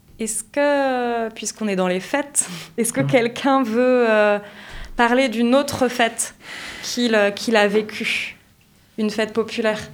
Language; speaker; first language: French; native; French